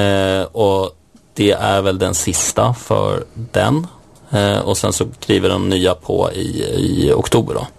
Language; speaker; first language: Swedish; native; Swedish